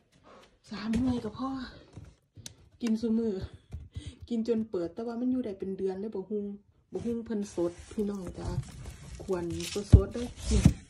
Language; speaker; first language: Thai; non-native, local second language; Northeastern Thai